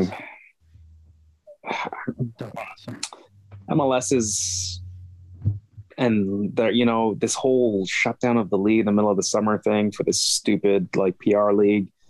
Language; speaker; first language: English; native; English